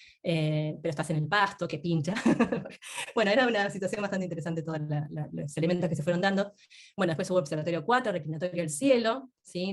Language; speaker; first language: Spanish; native; Spanish